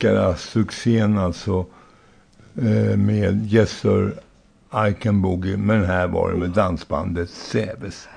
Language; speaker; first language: Swedish; native; Swedish